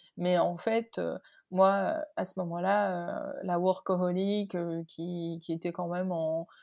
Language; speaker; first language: French; non-native, local second language; Arabic